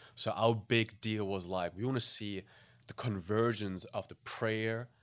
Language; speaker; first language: English; non-native, fluent; German